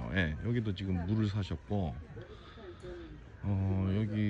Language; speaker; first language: Korean; native; Korean